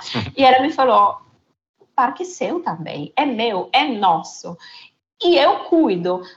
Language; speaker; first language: Portuguese; non-native, fluent; Italian